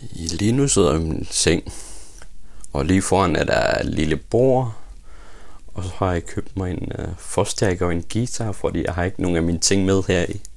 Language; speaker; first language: Danish; non-native, local second language; Kalaallisut